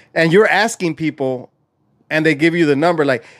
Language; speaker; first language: English; native; English